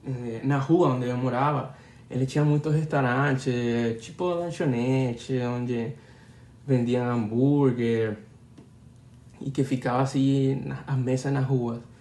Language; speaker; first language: Portuguese; non-native, learner; Spanish